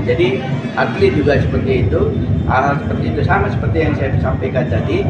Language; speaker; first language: Indonesian; native; Indonesian